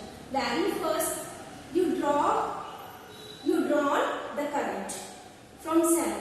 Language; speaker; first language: English; non-native, local second language; Hindi